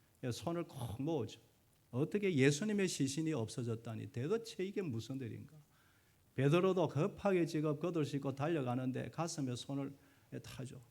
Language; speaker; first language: Korean; native; Korean